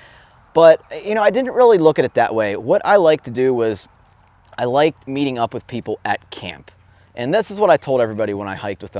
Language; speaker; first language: English; native; English